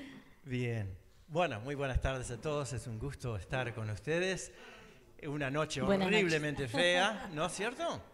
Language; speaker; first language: Spanish; early bilingual, other home language; English